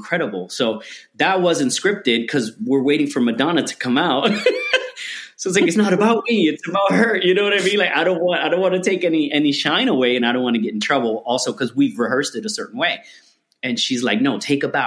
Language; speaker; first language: English; early bilingual, other home language; Spanish